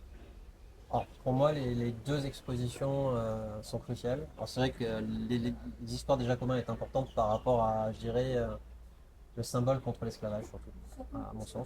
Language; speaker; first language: French; native; French